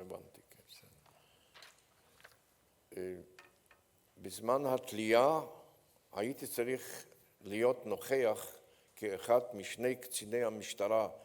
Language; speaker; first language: Hebrew; non-native, fluent; Polish